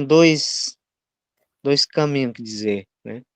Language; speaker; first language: Portuguese; non-native, local second language; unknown